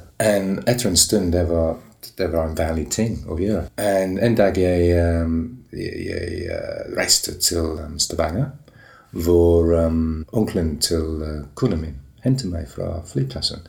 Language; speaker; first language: Norwegian; non-native, learner; English